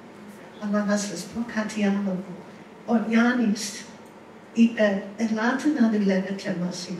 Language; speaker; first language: Greek; non-native, fluent; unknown